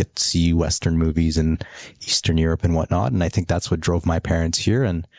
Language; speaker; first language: English; early bilingual, other home language; Polish